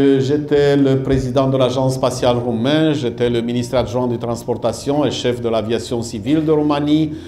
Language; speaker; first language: French; non-native, fluent; Romanian